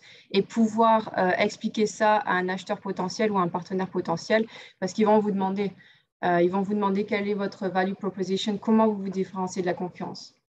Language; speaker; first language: French; native; French